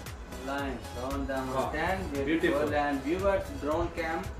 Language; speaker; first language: English; non-native, learner; Urdu